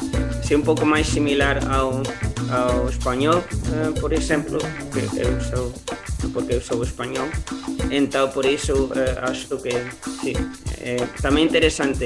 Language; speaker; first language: Portuguese; non-native, learner; Spanish